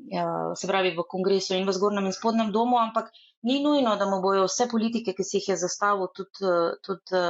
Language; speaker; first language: Slovenian; native; Slovenian